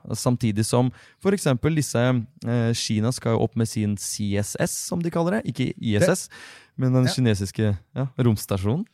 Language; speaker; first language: Norwegian; early bilingual, other home language; Russian